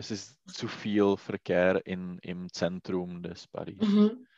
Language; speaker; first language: German; non-native, learner; Czech